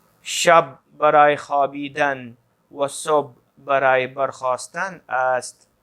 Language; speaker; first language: Persian; non-native, fluent; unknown